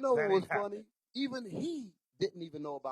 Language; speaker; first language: English; native; English